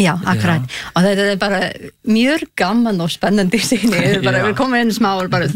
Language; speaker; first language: Icelandic; non-native, learner; English